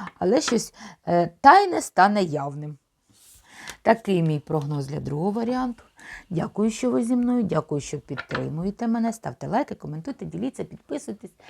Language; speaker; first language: Ukrainian; non-native, local second language; Russian